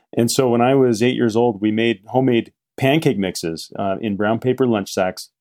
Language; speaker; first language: English; native; English